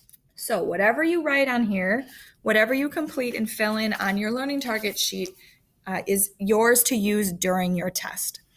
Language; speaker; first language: English; native; English